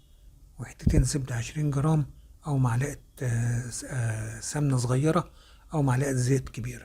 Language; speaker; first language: Arabic; native; Arabic